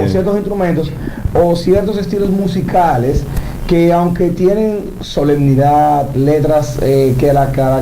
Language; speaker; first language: Spanish; native; Spanish